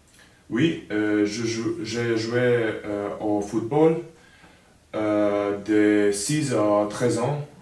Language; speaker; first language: French; non-native, learner; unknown